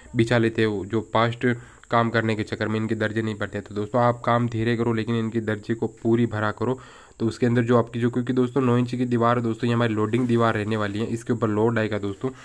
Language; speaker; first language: Hindi; native; Hindi